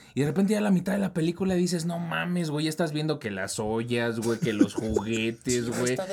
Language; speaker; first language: Spanish; native; Spanish